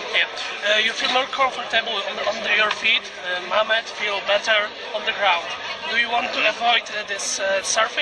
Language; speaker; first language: English; non-native, learner; Polish